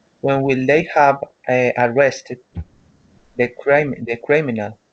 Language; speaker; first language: English; non-native, learner; Spanish